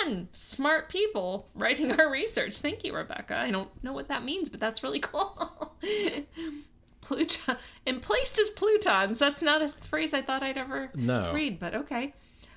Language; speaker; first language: English; native; English